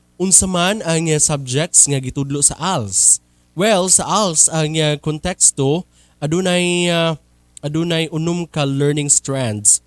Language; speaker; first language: Cebuano; native; Cebuano